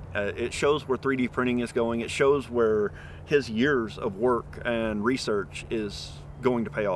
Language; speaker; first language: English; native; English